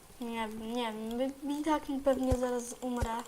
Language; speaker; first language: Polish; native; Polish